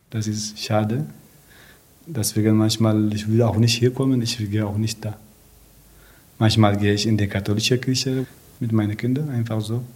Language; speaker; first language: German; non-native, learner; Tigrinya